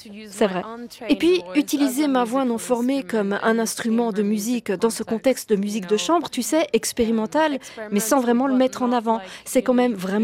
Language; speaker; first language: French; non-native, fluent; Turkish